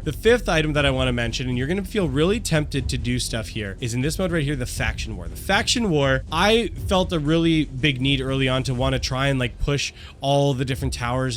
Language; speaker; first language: English; native; English